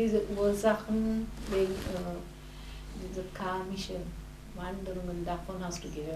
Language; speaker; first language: German; non-native, fluent; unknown